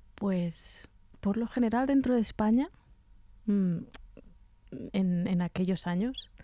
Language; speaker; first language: Spanish; native; Spanish